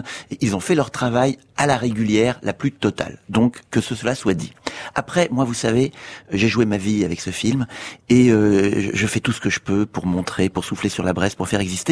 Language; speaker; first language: French; native; French